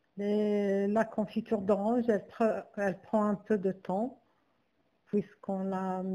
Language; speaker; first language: French; non-native, local second language; Arabic